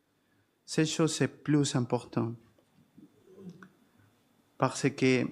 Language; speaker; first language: French; non-native, fluent; Spanish